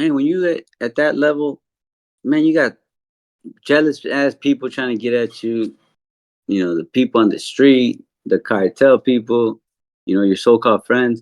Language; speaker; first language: English; native; English